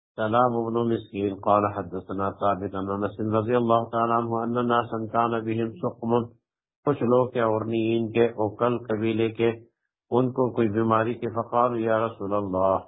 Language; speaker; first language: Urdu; non-native, local second language; Pashto